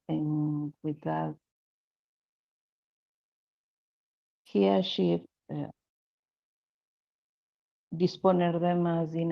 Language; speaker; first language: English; non-native, learner; Spanish